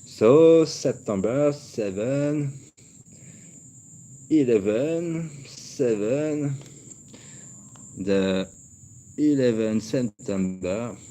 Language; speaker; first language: English; non-native, learner; French